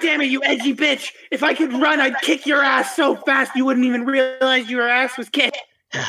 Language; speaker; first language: English; native; English